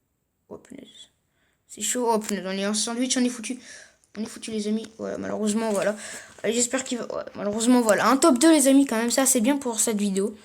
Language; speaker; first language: French; native; French